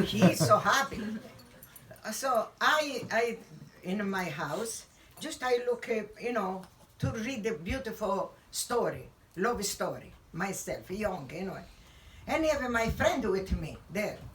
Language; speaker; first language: English; non-native, learner; Italian